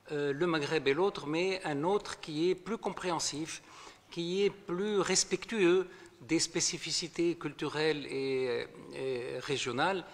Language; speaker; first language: French; non-native, local second language; Arabic